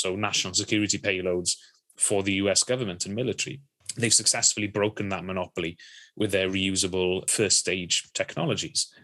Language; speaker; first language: English; native; English